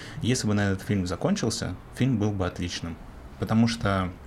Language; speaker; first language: Russian; native; Russian